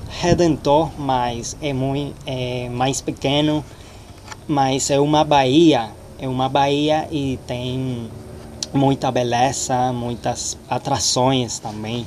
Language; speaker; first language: Portuguese; non-native, learner; Spanish